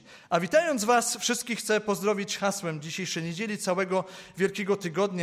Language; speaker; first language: Polish; native; Polish